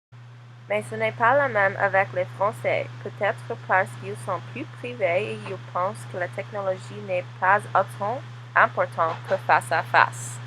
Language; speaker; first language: French; non-native, learner; English